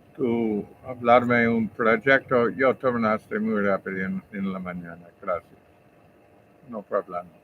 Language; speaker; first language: Spanish; non-native, learner; English